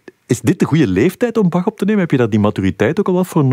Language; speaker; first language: Dutch; native; Dutch